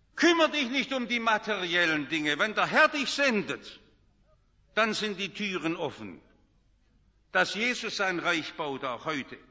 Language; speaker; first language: German; native; German